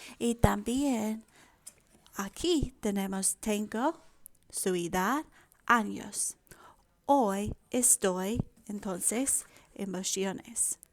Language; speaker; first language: Spanish; non-native, fluent; English